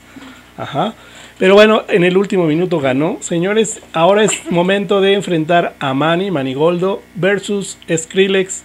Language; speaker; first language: Spanish; native; Spanish